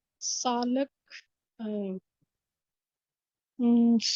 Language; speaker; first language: Turkish; non-native, learner; Urdu